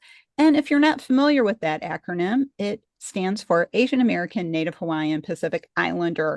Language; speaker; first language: English; native; English